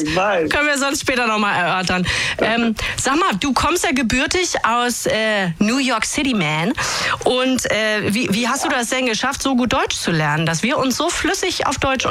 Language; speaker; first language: German; native; German